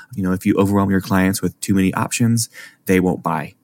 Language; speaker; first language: English; native; English